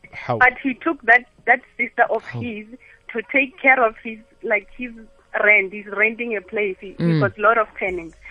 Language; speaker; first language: English; non-native, local second language; Northern Sotho